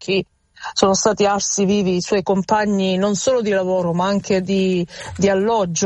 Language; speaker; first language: Italian; native; Italian